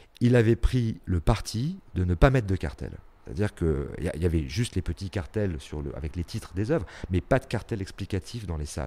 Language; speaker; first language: French; native; French